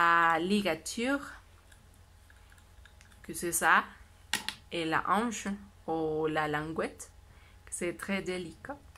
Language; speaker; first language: French; non-native, learner; Spanish